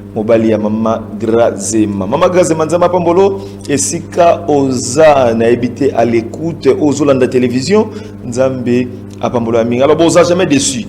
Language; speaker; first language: Lingala; native; Lingala